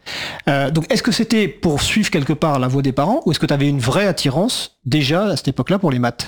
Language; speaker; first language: French; native; French